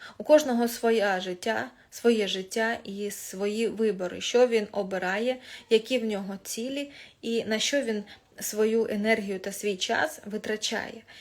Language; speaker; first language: Ukrainian; non-native, local second language; Russian